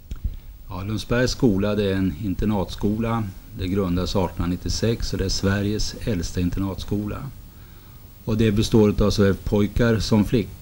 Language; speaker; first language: Swedish; native; Swedish